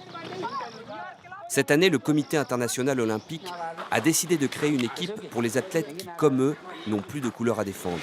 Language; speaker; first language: French; native; French